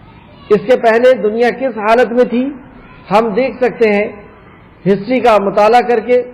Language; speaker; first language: Urdu; native; Urdu